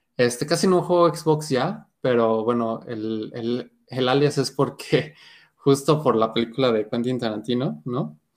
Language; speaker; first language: Spanish; native; Spanish